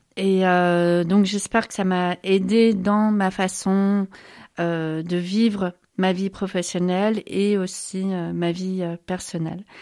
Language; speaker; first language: French; early bilingual, other home language; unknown